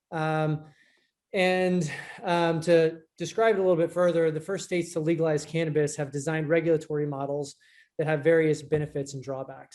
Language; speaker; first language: English; native; English